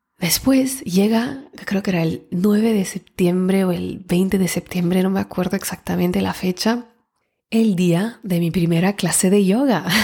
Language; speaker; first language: Spanish; non-native, fluent; French